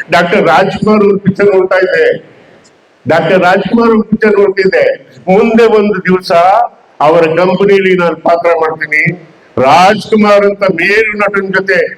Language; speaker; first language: Kannada; native; Kannada